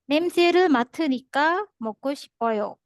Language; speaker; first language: Korean; non-native, fluent; Indonesian